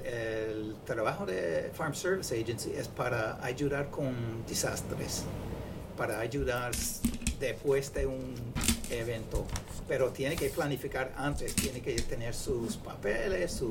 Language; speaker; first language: Spanish; non-native, fluent; English